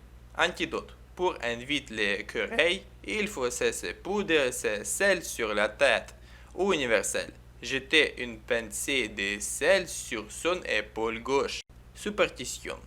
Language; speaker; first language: French; non-native, learner; Ukrainian